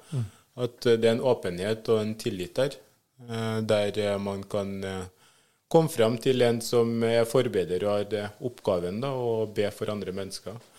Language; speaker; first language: Norwegian; early bilingual, other home language; Swahili